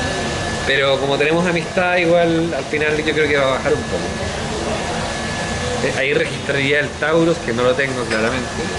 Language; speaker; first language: Spanish; native; Spanish